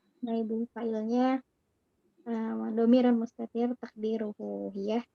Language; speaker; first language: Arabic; non-native, learner; Indonesian